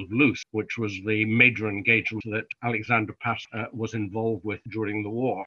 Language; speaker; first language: English; native; English